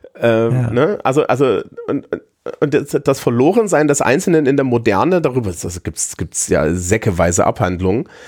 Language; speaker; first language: German; native; German